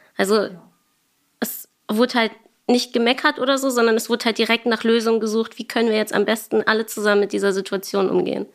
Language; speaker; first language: German; native; German